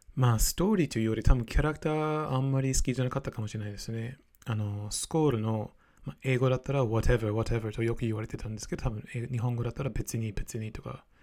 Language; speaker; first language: Japanese; non-native, fluent; English